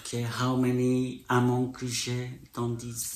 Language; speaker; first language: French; non-native, learner; Japanese